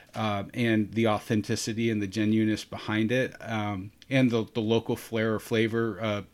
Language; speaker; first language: English; native; English